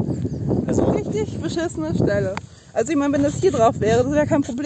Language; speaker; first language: German; native; German